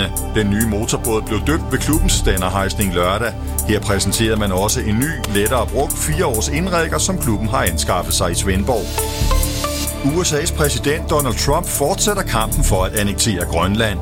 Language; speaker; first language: Danish; native; Danish